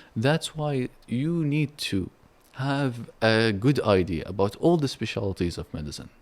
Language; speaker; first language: English; non-native, fluent; Arabic